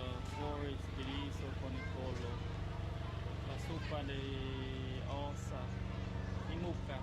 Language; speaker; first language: Italian; non-native, fluent; Vietnamese